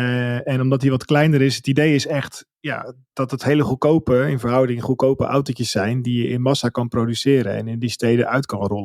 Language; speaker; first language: Dutch; native; Dutch